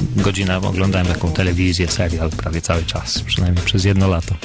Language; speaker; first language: Polish; native; Polish